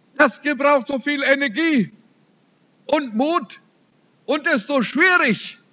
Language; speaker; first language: German; early bilingual, heritage; German